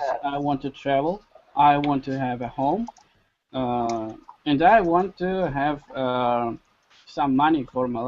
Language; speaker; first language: English; non-native, learner; Russian